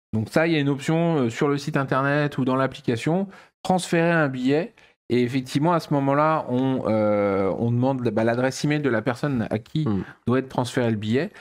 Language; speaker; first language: French; native; French